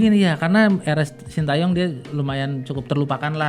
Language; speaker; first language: Indonesian; native; Indonesian